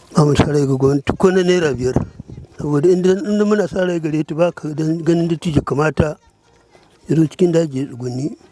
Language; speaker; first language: Hausa; non-native, local second language; Fula